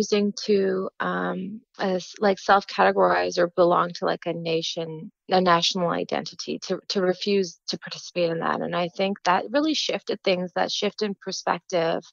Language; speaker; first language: English; native; English